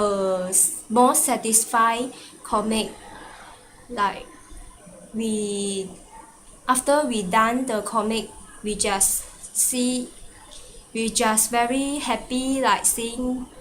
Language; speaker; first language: English; non-native, local second language; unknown